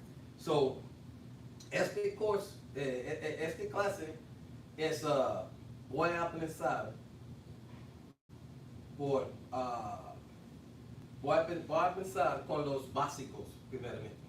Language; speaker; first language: Spanish; non-native, fluent; English